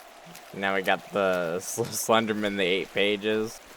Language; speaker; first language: English; native; English